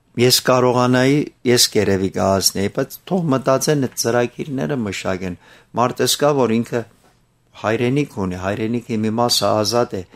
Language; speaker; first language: Armenian; early bilingual, heritage; Armenian